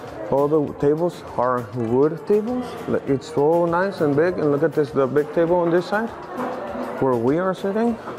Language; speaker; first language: English; early bilingual, other home language; Spanish